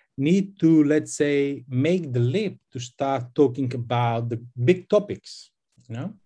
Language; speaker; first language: English; non-native, fluent; Macedonian